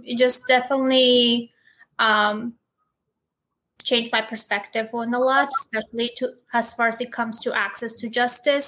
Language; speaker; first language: English; non-native, fluent; Armenian